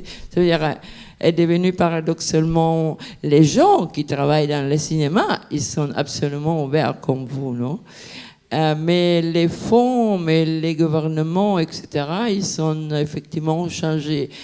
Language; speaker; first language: French; non-native, fluent; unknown